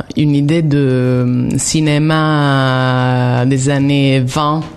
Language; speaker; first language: French; non-native, fluent; Italian